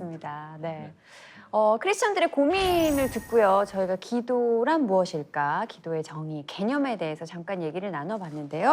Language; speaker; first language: Korean; native; Korean